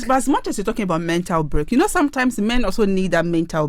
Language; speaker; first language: English; non-native, local second language; Yoruba